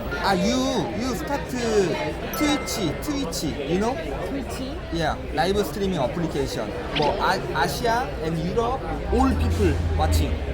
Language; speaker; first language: English; non-native, learner; Korean